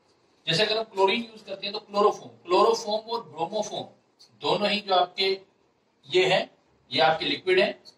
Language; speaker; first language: Hindi; native; Hindi